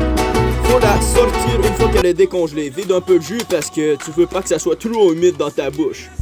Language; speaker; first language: French; native; French